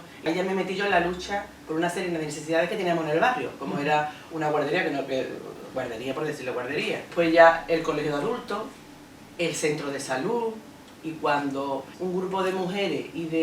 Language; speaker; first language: Spanish; native; Spanish